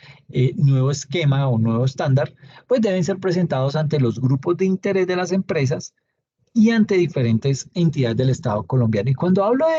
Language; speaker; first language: Spanish; native; Spanish